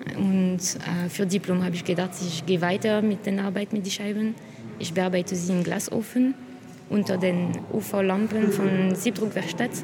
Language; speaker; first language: German; non-native, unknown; French